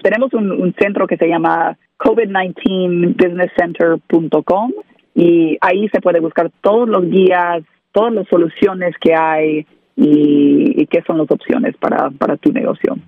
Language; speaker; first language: Spanish; non-native, learner; English